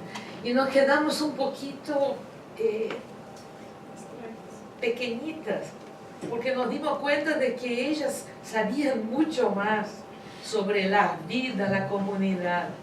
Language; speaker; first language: Spanish; non-native, fluent; Portuguese